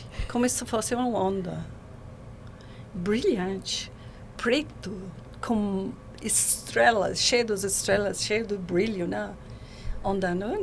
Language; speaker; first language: Portuguese; non-native, fluent; English